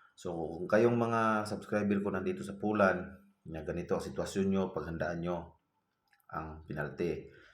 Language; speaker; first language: Filipino; non-native, local second language; Cebuano